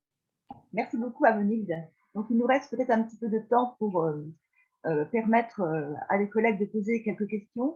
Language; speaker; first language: French; native; French